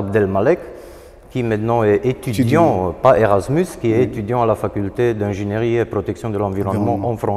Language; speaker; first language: French; non-native, fluent; Romanian